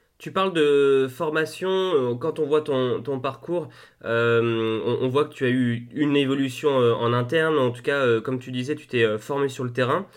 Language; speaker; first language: French; native; French